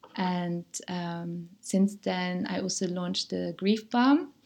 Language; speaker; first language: English; non-native, fluent; German